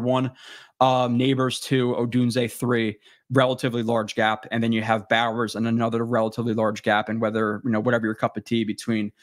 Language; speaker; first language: English; native; English